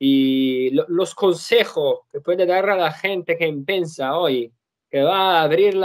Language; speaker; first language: Spanish; non-native, learner; Italian